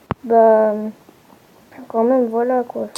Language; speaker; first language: French; native; French